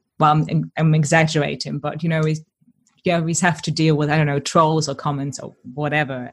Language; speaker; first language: English; non-native, fluent; German